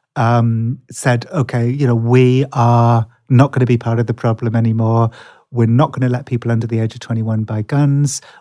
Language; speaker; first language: English; native; English